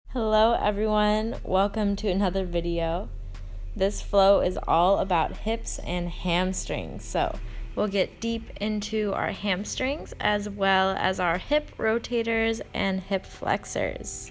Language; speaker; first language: English; native; English